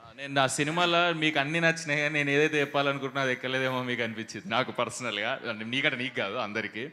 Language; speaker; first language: Telugu; native; Telugu